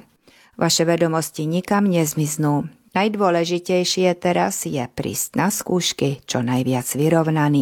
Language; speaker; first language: Slovak; early bilingual, heritage; Slovak